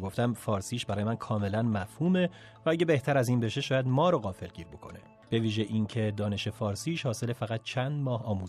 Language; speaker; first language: Persian; native; Persian